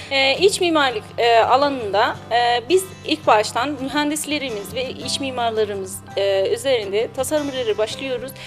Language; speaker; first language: Turkish; non-native, learner; Persian